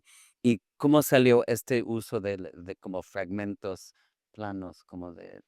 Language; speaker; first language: Spanish; non-native, fluent; English